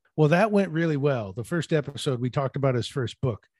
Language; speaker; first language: English; native; English